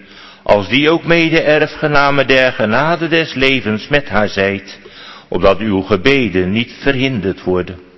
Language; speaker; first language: Dutch; native; Dutch